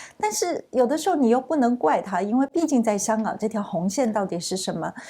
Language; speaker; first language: Chinese; native; Chinese